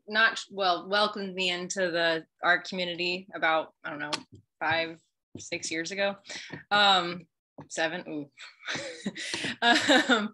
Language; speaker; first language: English; native; English